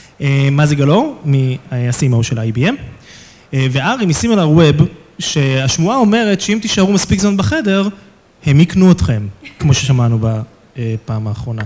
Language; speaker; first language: Hebrew; native; Hebrew